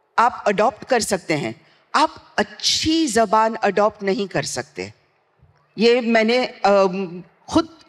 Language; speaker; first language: Hindi; non-native, local second language; Gujarati